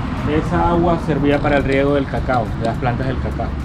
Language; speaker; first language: Spanish; native; Spanish